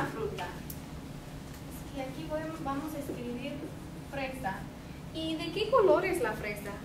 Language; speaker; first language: Spanish; non-native, fluent; English